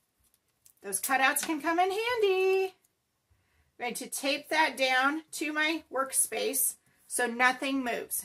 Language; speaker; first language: English; native; English